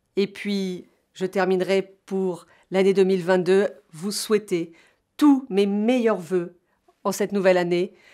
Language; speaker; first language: French; native; French